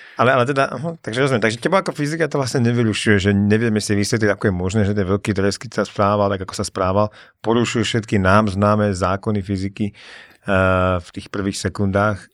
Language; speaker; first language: Slovak; native; Slovak